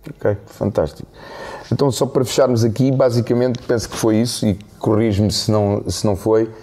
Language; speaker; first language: Portuguese; native; Portuguese